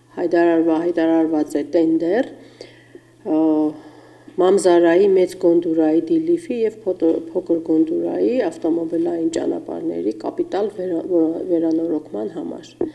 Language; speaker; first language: Armenian; native; Armenian